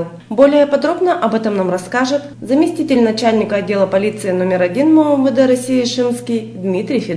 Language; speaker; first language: Russian; native; Russian